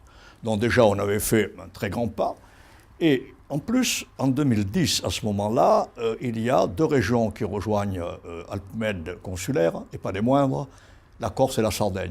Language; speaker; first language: French; native; French